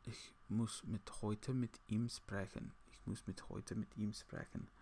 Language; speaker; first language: German; non-native, learner; English